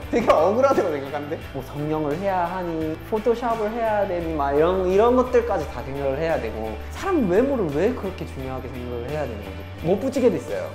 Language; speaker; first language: Korean; non-native, fluent; English